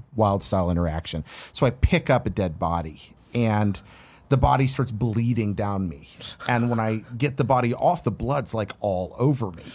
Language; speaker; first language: English; native; English